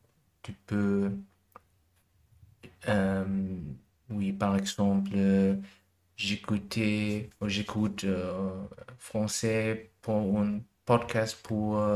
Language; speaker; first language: French; non-native, learner; German